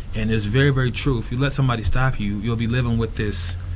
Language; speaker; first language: English; early bilingual, other home language; Spanish